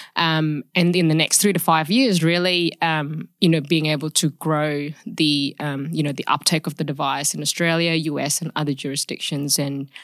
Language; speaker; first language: English; early bilingual, other home language; Indonesian